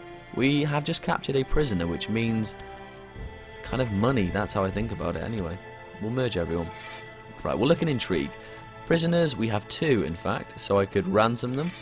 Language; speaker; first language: English; native; English